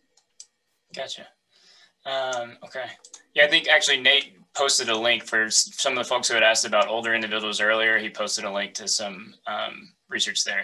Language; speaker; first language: English; native; English